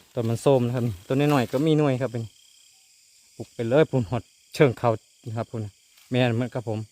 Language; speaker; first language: Thai; native; Thai